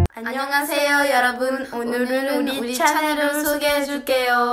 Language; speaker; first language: Korean; early bilingual, heritage; Korean